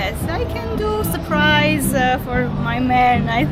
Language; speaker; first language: English; non-native, learner; Armenian